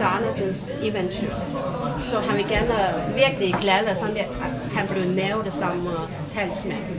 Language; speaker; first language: Danish; non-native, fluent; Chinese